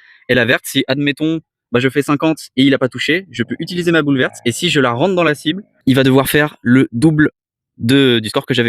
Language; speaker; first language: French; native; French